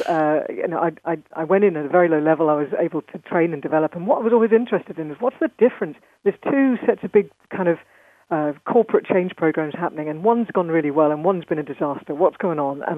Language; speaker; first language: English; native; English